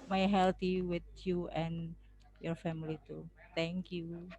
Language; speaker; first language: English; non-native, local second language; Javanese